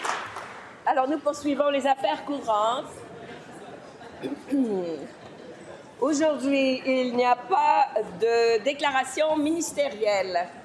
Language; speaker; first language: French; native; French